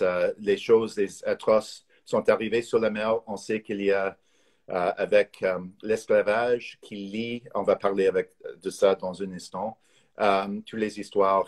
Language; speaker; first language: French; non-native, fluent; English